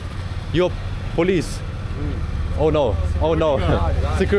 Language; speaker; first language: English; non-native, learner; German